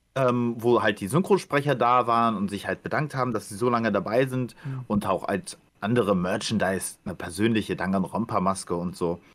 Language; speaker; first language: German; early bilingual, other home language; Ukrainian